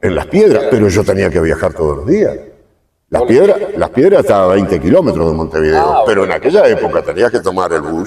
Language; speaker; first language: Spanish; native; Spanish